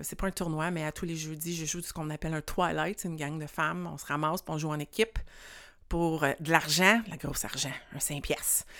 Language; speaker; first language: French; native; French